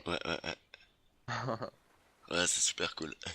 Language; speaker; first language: French; native; French